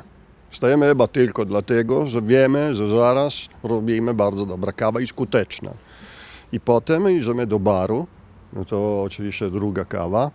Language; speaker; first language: Polish; non-native, learner; Italian